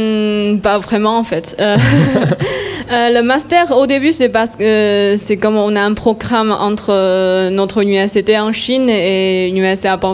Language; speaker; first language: French; non-native, learner; Chinese